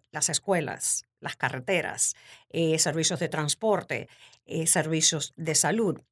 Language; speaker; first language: Spanish; native; Spanish